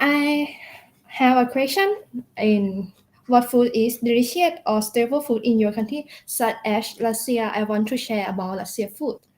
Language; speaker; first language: English; non-native, learner; Thai